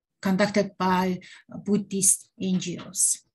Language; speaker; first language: English; non-native, learner; Mongolian